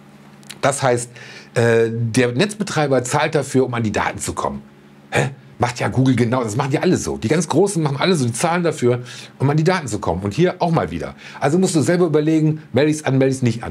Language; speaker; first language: German; native; German